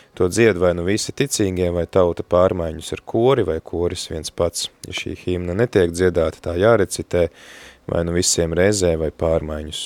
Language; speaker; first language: Latvian; native; Latvian